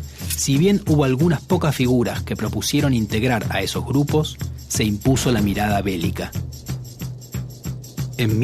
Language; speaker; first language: Spanish; native; Spanish